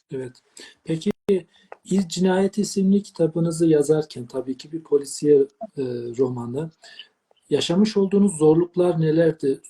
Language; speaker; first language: Turkish; native; Turkish